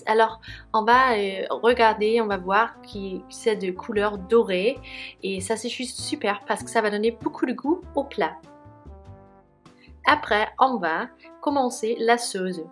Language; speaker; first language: French; non-native, fluent; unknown